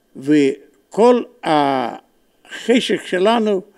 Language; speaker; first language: Hebrew; non-native, fluent; Romanian